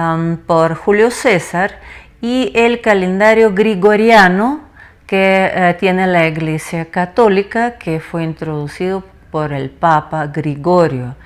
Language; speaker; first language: Spanish; non-native, fluent; Russian